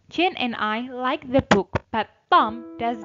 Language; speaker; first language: English; non-native, fluent; Indonesian